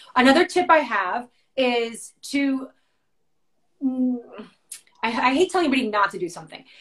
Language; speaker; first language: English; native; English